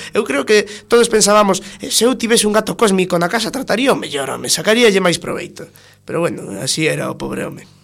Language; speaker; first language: Galician; non-native, local second language; Spanish